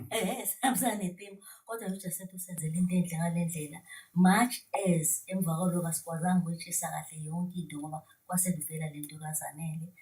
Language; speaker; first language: Zulu; native; Zulu